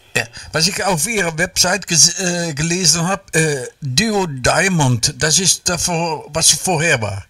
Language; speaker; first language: German; non-native, learner; Dutch